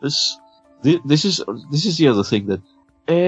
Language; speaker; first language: English; non-native, fluent; Danish